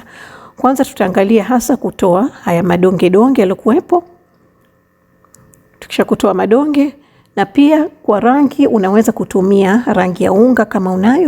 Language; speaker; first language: Swahili; native; Swahili